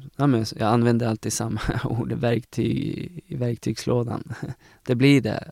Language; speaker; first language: Swedish; native; Swedish